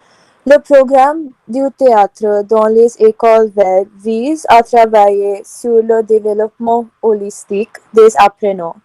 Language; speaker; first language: French; non-native, learner; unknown